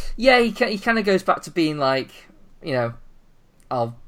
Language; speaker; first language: English; native; English